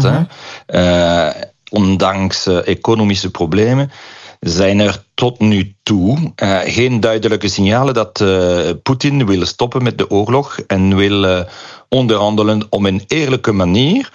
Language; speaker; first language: Dutch; non-native, local second language; French